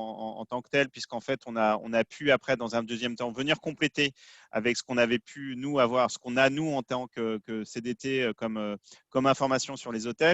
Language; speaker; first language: French; native; French